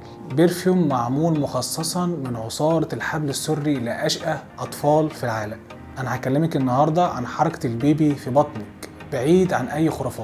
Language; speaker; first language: Arabic; native; Arabic